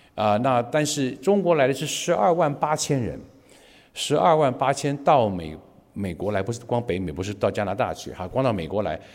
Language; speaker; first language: Chinese; native; Chinese